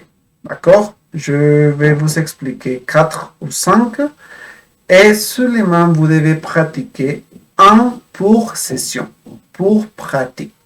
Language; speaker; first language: French; non-native, fluent; Spanish